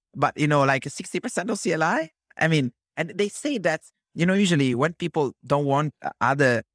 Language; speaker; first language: English; non-native, fluent; Italian